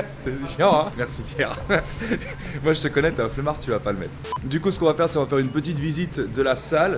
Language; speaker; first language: French; native; French